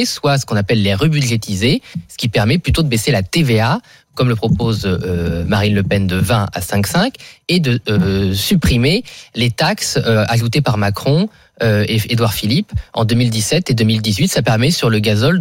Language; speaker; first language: French; native; French